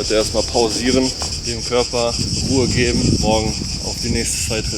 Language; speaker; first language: German; native; German